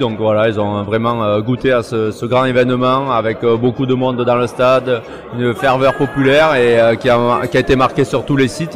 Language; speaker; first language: French; native; French